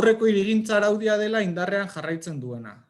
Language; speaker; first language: Basque; native; Basque